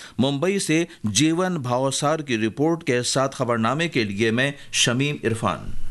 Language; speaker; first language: Urdu; native; Urdu